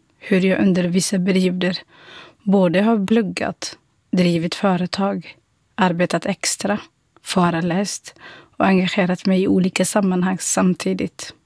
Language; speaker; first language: Swedish; non-native, fluent; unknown